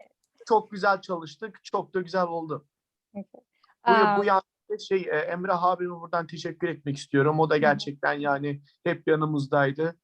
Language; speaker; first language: Turkish; early bilingual, heritage; Turkish